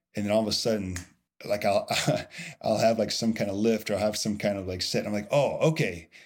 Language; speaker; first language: English; native; English